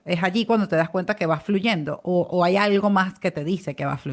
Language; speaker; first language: Spanish; native; Spanish